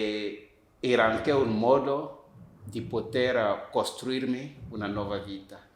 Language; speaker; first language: Italian; non-native, fluent; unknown